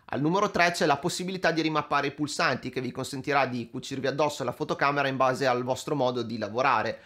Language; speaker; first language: Italian; native; Italian